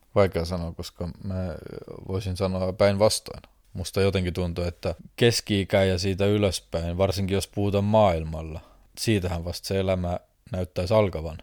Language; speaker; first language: Finnish; non-native, fluent; Estonian